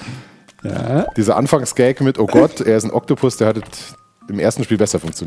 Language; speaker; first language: German; native; German